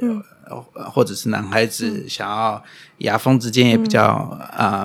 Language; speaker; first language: Chinese; non-native, fluent; German